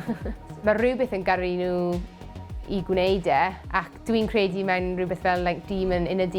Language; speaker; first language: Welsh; non-native, local second language; English